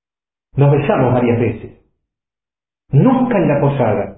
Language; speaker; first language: Spanish; native; Spanish